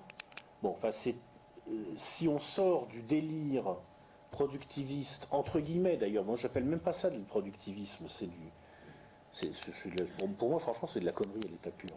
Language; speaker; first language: French; native; French